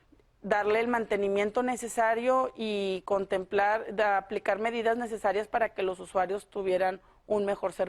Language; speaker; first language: Spanish; native; Spanish